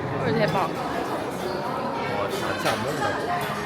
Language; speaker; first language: Korean; native; Korean